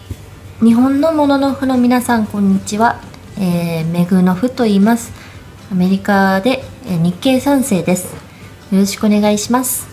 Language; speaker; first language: Japanese; early bilingual, heritage; English